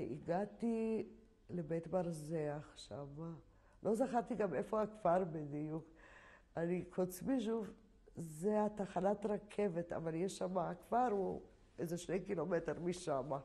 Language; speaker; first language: Hebrew; non-native, fluent; Polish